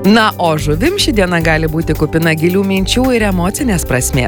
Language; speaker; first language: Lithuanian; native; Lithuanian